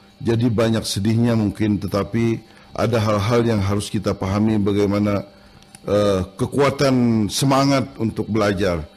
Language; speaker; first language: Indonesian; non-native, local second language; Banjar